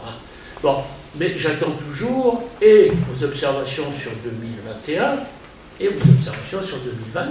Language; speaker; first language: French; native; French